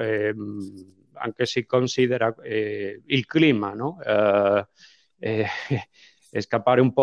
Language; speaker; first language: Italian; non-native, fluent; Spanish